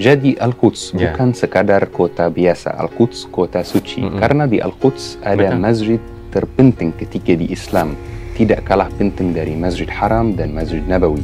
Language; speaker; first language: Indonesian; non-native, fluent; Arabic